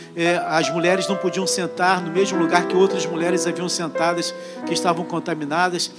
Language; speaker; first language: Portuguese; native; Portuguese